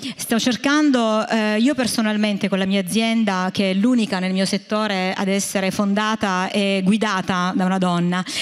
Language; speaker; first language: Italian; native; Italian